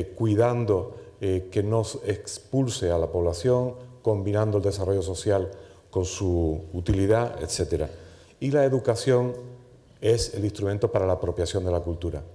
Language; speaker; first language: Spanish; native; Spanish